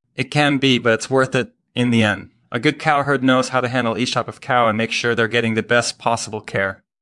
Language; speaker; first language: English; non-native, fluent; Dutch